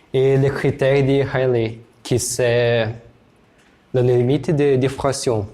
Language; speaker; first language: French; non-native, learner; Portuguese